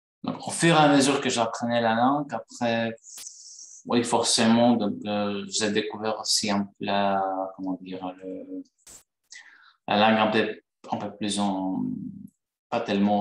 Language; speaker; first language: French; non-native, fluent; Greek